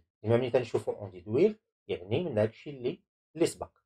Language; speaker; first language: Arabic; native; Arabic